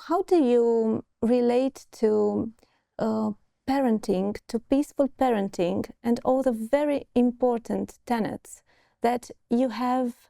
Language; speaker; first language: English; non-native, fluent; Romanian